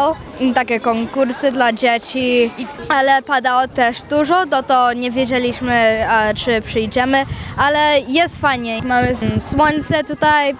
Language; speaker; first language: Polish; early bilingual, other home language; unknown